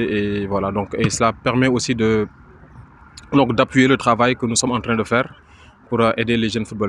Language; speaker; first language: French; non-native, local second language; Wolof